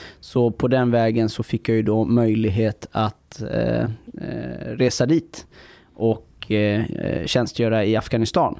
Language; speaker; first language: Swedish; early bilingual, other home language; Persian